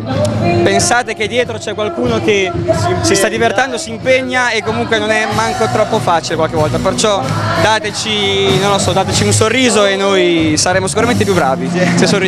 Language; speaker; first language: Italian; native; Italian